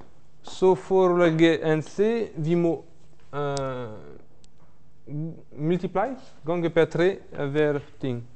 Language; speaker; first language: Norwegian; non-native, fluent; French